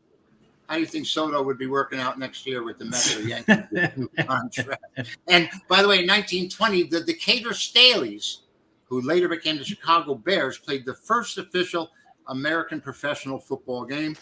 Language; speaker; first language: English; native; English